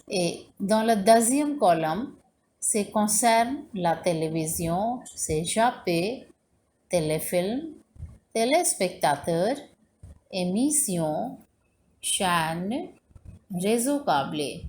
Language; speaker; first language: French; non-native, learner; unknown